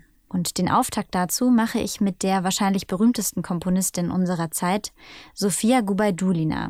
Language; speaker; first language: German; native; German